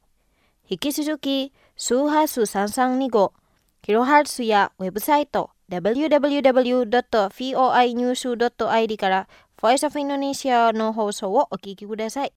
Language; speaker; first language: Japanese; non-native, fluent; Indonesian